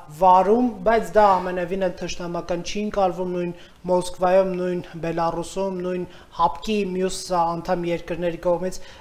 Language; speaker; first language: Armenian; native; Armenian